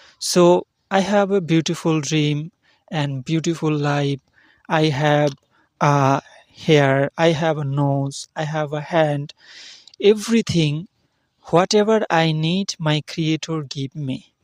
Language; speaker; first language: English; non-native, learner; Bangla